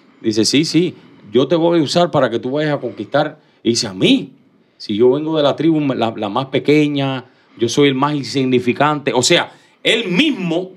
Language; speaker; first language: Spanish; native; Spanish